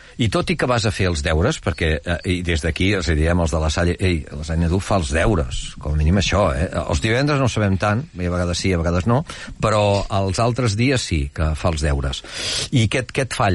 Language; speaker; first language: Catalan; native; Catalan